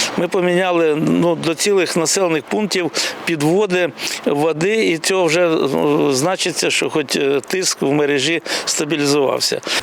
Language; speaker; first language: Ukrainian; native; Ukrainian